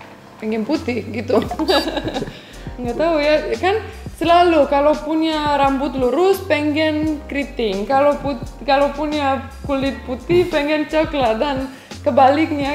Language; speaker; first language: Indonesian; non-native, fluent; Romanian